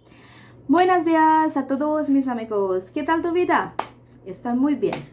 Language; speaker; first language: Spanish; non-native, fluent; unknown